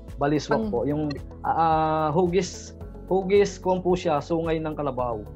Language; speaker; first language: Filipino; native; Filipino